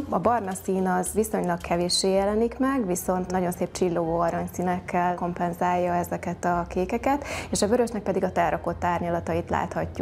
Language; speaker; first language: Hungarian; native; Hungarian